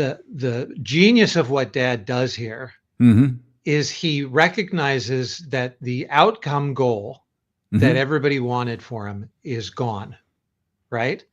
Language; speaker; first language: English; native; English